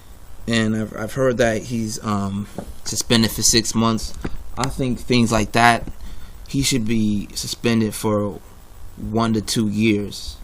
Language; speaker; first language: English; native; English